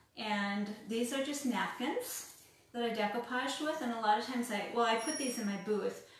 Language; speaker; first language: English; native; English